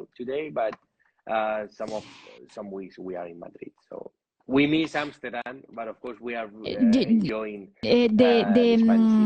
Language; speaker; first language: English; non-native, learner; Spanish